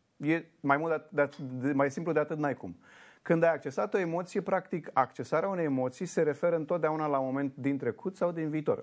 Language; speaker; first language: Romanian; native; Romanian